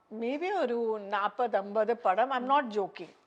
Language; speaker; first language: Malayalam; non-native, fluent; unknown